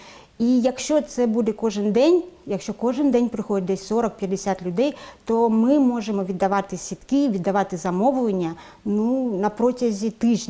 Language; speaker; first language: Ukrainian; native; Ukrainian